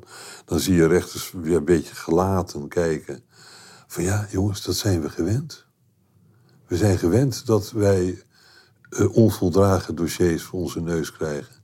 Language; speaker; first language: Dutch; native; Dutch